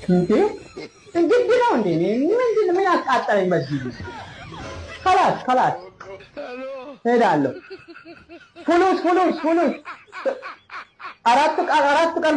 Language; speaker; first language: Arabic; non-native, learner; Amharic